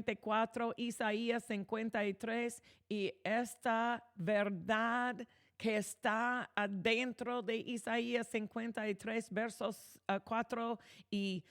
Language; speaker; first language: Spanish; non-native, fluent; English